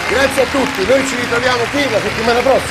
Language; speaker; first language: Italian; native; Italian